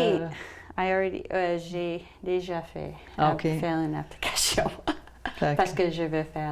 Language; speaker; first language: French; non-native, local second language; English